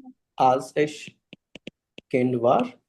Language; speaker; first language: German; non-native, fluent; Hindi